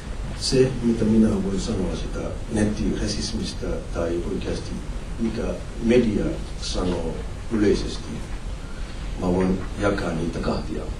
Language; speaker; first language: Finnish; non-native, fluent; Somali